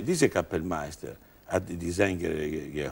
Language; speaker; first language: German; non-native, learner; Italian